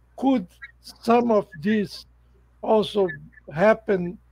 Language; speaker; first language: English; non-native, fluent; Portuguese